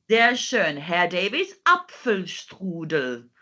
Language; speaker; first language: German; non-native, fluent; English